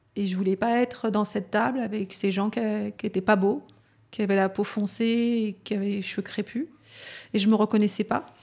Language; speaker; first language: French; native; French